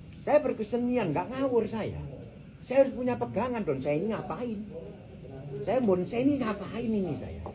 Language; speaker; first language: Indonesian; native; Indonesian